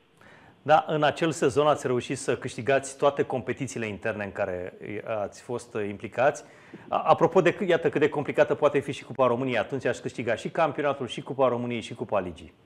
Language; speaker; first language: Romanian; native; Romanian